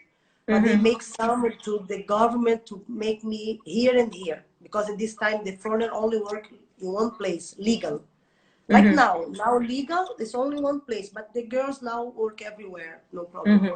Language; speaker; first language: English; non-native, learner; Portuguese